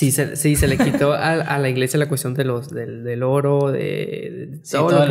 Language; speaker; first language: Spanish; native; Spanish